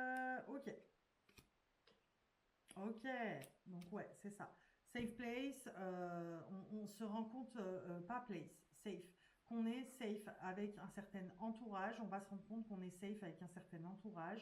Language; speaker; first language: French; native; French